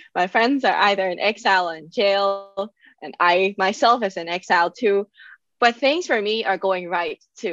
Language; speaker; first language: English; non-native, local second language; Cantonese